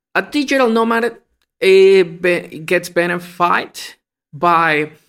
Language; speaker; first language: English; non-native, fluent; Spanish